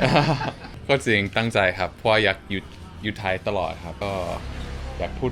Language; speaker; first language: Thai; non-native, learner; English